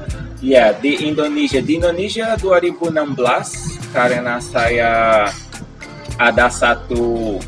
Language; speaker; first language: Indonesian; non-native, fluent; Portuguese